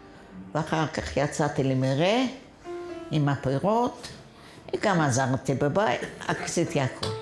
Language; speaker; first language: Hebrew; non-native, fluent; Yiddish